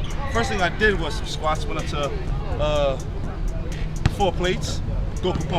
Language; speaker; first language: English; native; English